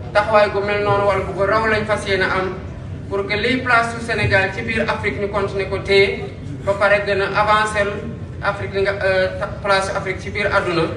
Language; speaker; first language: Wolof; non-native, local second language; Serer